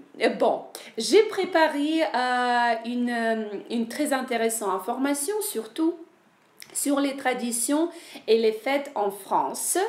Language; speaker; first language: French; non-native, fluent; Ukrainian